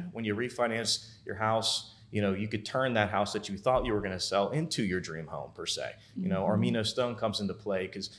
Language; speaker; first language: English; native; English